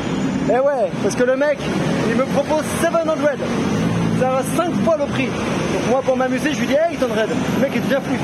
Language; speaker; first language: French; native; French